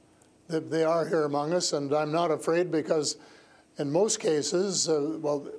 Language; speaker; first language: English; native; English